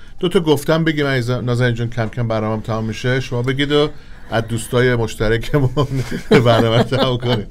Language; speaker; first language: Persian; native; Persian